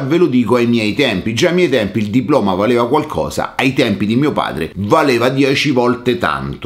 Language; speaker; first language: Italian; native; Italian